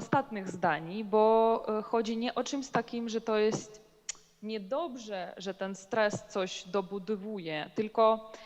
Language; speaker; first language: Polish; non-native, learner; Ukrainian